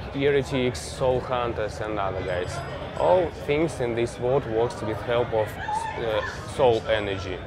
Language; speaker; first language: English; non-native, fluent; Russian